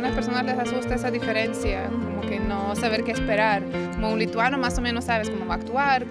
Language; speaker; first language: Spanish; non-native, fluent; Lithuanian